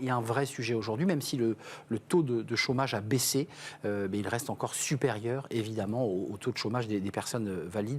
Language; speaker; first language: French; native; French